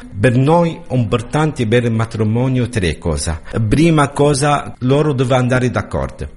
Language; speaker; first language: Italian; non-native, learner; Arabic